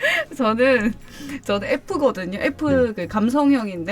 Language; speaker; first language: Korean; native; Korean